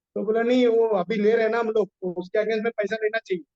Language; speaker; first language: Hindi; non-native, local second language; Marathi